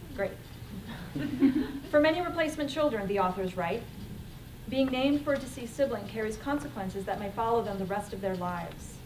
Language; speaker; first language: English; native; English